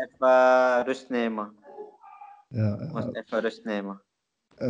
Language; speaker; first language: Dutch; non-native, learner; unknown